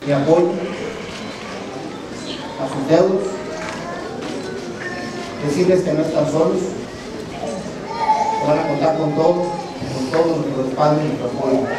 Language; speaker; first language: Spanish; native; Spanish